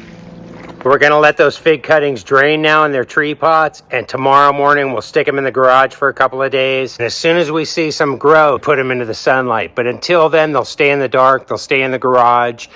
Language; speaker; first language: English; native; English